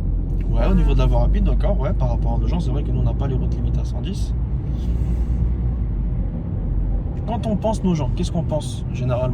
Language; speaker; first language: French; native; French